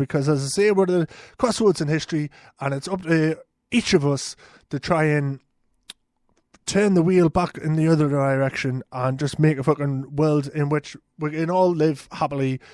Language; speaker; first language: English; native; English